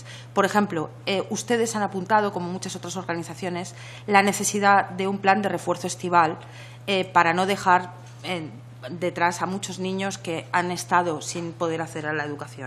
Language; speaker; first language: Spanish; native; Spanish